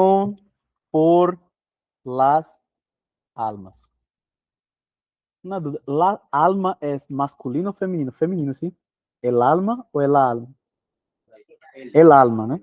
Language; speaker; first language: Spanish; non-native, fluent; Portuguese